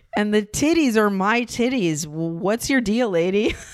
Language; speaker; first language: English; non-native, fluent; Russian